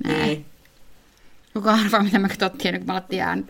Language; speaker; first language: Finnish; native; Finnish